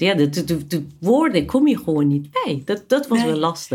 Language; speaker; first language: Dutch; non-native, fluent; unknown